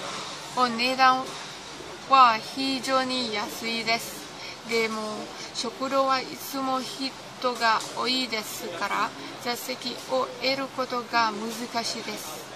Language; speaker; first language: Japanese; non-native, learner; Cantonese